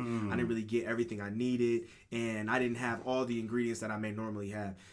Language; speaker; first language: English; native; English